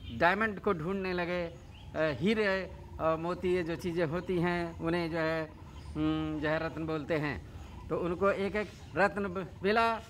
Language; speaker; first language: Hindi; native; Hindi